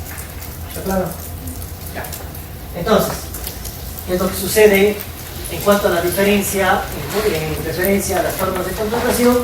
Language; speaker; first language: Spanish; native; Spanish